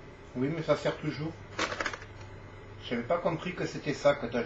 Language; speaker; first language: French; native; French